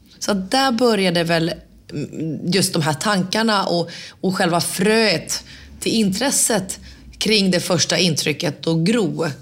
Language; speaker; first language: Swedish; early bilingual, other home language; Finnish